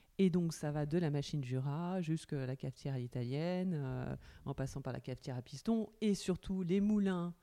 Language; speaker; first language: French; native; French